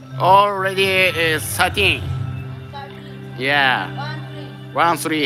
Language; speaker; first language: English; non-native, learner; Japanese